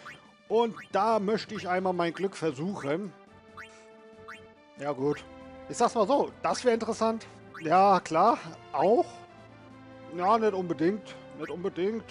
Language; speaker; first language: German; native; German